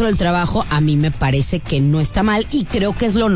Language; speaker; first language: Spanish; native; Spanish